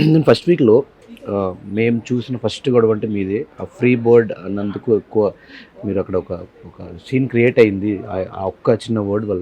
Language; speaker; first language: Telugu; native; Telugu